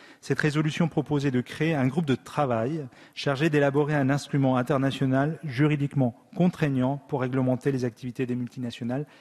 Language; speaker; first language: French; early bilingual, other home language; Spanish